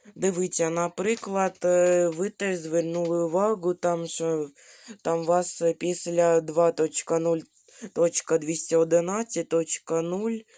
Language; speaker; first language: Ukrainian; non-native, local second language; Russian